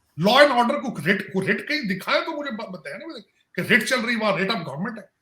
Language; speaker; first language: Urdu; non-native, local second language; Punjabi